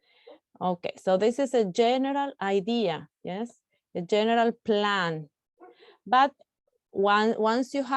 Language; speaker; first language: English; non-native, fluent; Spanish